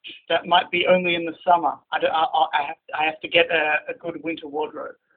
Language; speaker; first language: English; native; English